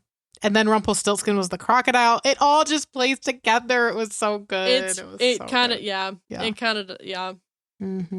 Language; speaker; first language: English; native; English